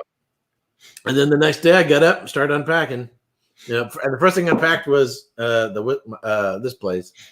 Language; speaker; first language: English; native; English